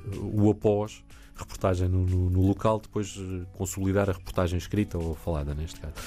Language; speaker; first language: Portuguese; native; Portuguese